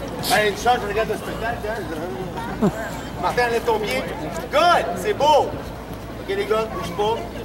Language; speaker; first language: French; native; French